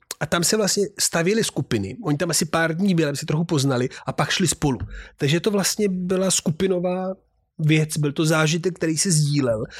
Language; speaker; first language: Czech; non-native, fluent; Italian